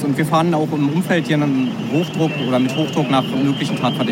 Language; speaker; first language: German; native; German